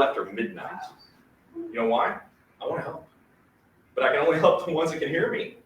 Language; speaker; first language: English; native; English